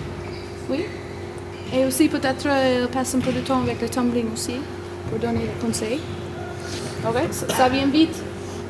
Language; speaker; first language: French; non-native, learner; English